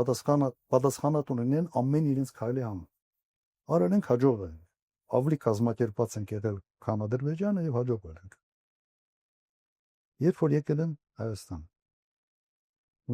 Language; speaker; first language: Armenian; native; Armenian